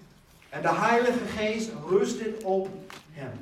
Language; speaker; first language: Dutch; non-native, fluent; English